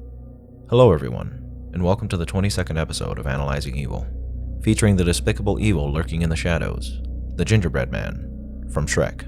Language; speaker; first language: English; native; English